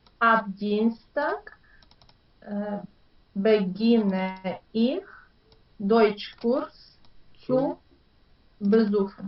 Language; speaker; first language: German; non-native, learner; Ukrainian